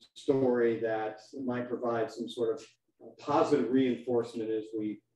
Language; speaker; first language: English; native; English